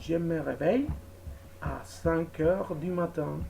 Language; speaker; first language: French; non-native, fluent; Spanish